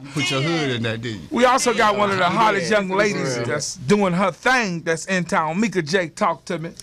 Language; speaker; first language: English; native; English